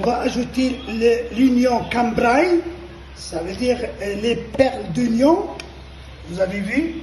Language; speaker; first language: French; non-native, local second language; Arabic